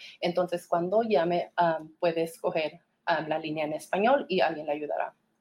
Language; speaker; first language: Spanish; early bilingual, heritage; Spanish